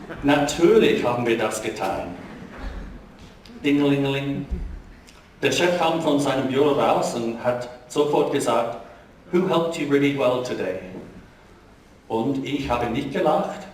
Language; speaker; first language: German; non-native, fluent; English